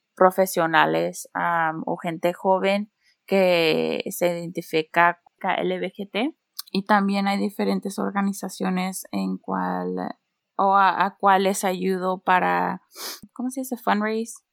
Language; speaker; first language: Spanish; early bilingual, heritage; Spanish